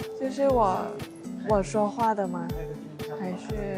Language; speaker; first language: Chinese; non-native, learner; Thai